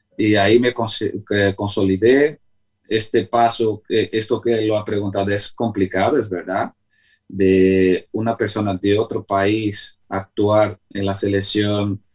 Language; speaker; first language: Spanish; non-native, fluent; Portuguese